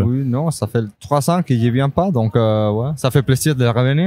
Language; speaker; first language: French; non-native, fluent; Spanish